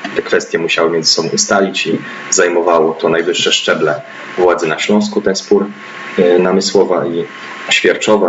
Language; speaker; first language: Polish; native; Polish